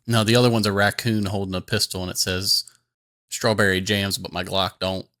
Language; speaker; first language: English; native; English